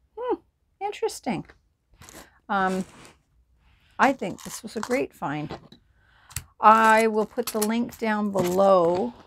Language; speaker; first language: English; native; English